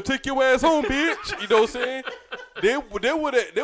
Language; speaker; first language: English; native; English